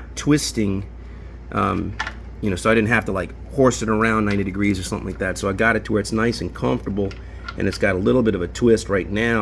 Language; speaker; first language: English; native; English